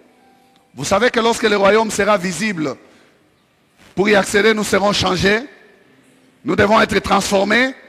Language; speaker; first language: French; non-native, local second language; Swahili